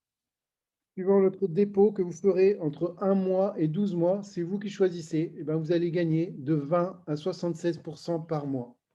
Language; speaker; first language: French; native; French